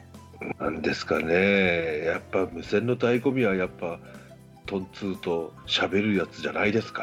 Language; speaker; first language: Japanese; native; Japanese